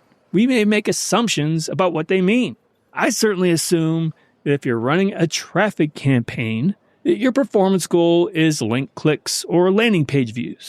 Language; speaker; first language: English; native; English